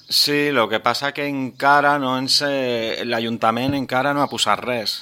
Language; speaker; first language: Catalan; non-native, local second language; Spanish